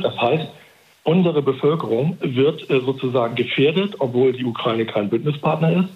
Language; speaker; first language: German; native; German